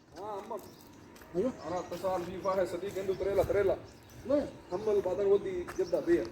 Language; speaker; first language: Arabic; non-native, learner; Punjabi